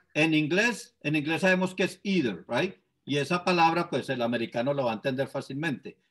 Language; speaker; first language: Spanish; native; Spanish